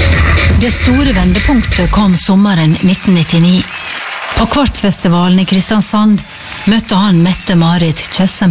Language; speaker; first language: Norwegian; native; Norwegian